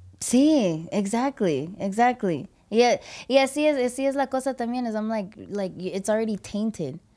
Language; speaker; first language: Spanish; early bilingual, heritage; English